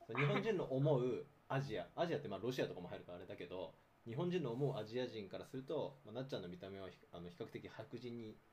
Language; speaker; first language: Japanese; native; Japanese